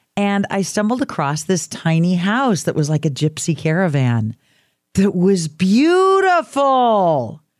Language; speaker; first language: English; native; English